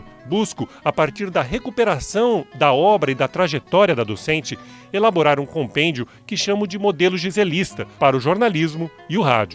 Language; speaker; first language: Portuguese; native; Portuguese